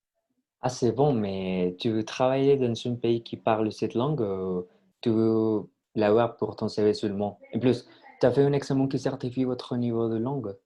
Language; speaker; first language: French; non-native, learner; Spanish